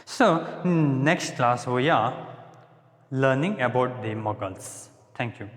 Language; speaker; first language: English; non-native, local second language; Kannada